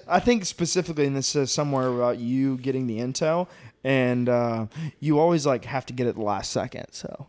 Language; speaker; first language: English; native; English